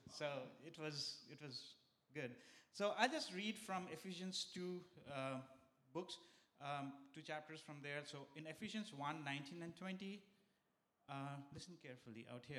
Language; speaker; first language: English; non-native, local second language; Bangla